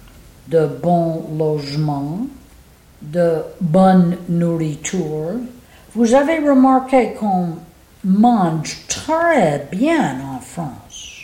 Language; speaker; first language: French; non-native, fluent; English